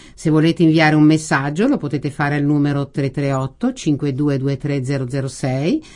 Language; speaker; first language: Italian; native; Italian